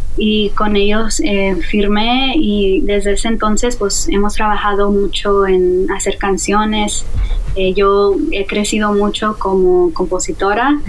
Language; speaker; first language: Spanish; native; Spanish